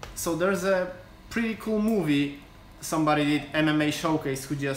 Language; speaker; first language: English; non-native, fluent; Polish